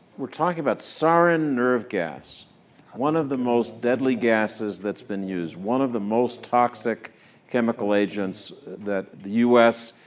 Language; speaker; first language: English; native; English